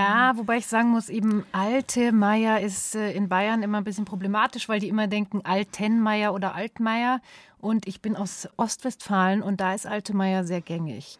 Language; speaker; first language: German; native; German